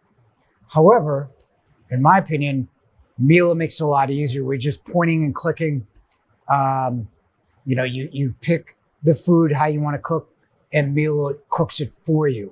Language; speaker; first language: English; native; English